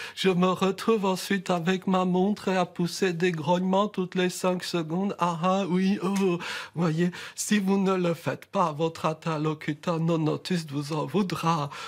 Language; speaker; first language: French; native; French